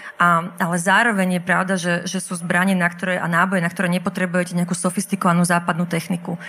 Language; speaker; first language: Slovak; native; Slovak